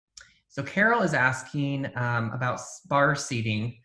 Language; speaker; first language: English; native; English